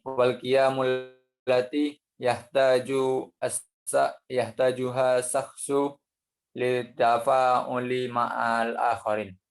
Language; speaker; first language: Arabic; non-native, learner; Indonesian